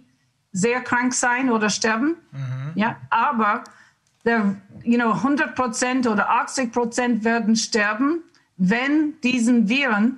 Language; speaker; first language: German; non-native, learner; English